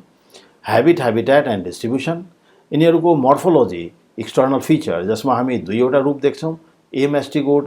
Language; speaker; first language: Nepali; native; Nepali